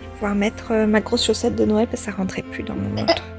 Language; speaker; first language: French; native; French